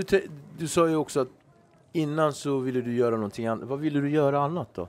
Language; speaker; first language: Swedish; native; Swedish